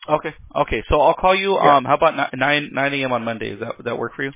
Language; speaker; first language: English; early bilingual, other home language; Spanish